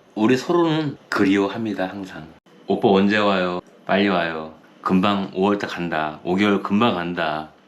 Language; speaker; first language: Korean; native; Korean